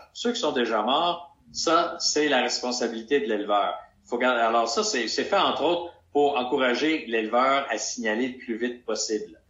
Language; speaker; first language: French; native; French